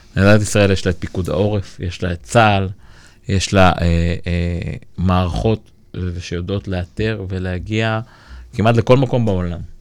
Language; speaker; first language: Hebrew; native; Hebrew